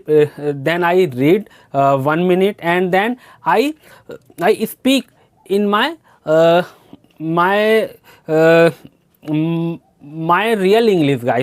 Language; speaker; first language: English; non-native, learner; Hindi